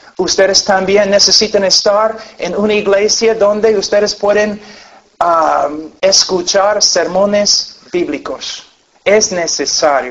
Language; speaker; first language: Spanish; non-native, fluent; English